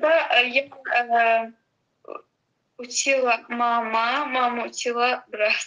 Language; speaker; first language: Russian; non-native, learner; Azerbaijani